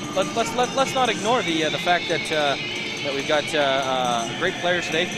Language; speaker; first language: English; native; English